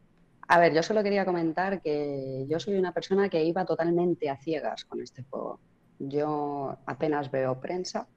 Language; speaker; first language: Spanish; native; Spanish